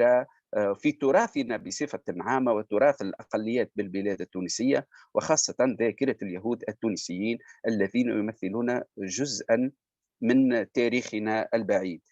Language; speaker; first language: Arabic; native; Arabic